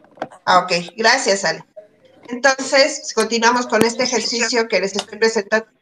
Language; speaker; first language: Spanish; native; Spanish